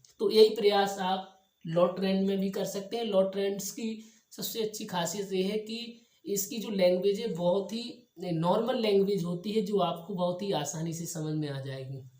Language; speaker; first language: Hindi; native; Hindi